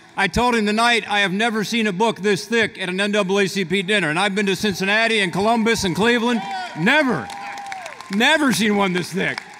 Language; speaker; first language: English; native; English